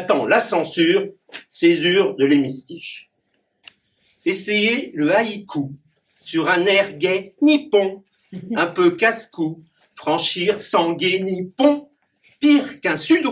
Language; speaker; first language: French; native; French